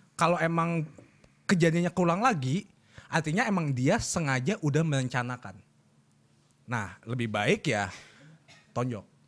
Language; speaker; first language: Indonesian; native; Indonesian